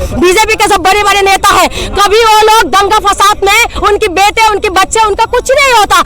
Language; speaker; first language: Hindi; non-native, local second language; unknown